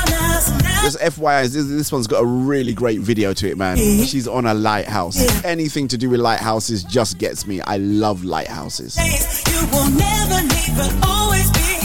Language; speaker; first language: English; non-native, local second language; Yoruba